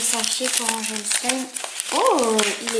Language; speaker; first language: French; native; French